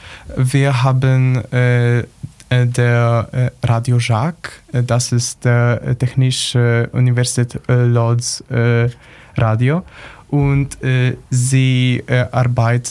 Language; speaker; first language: German; non-native, learner; Polish